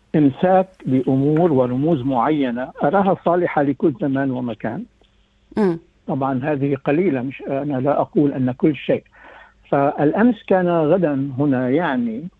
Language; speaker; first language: Arabic; native; Arabic